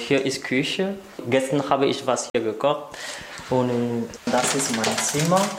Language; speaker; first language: German; non-native, learner; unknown